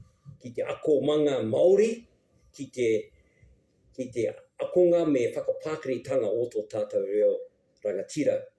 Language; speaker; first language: Māori; non-native, local second language; English